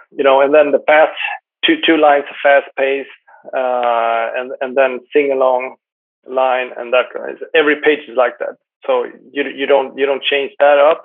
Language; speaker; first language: English; non-native, fluent; Swedish